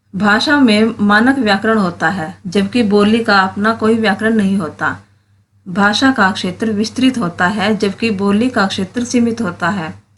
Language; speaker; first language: Hindi; native; Hindi